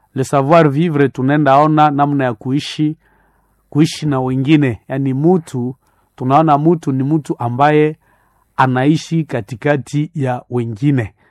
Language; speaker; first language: Swahili; non-native, local second language; Nande